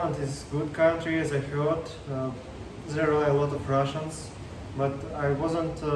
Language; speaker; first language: English; non-native, learner; Russian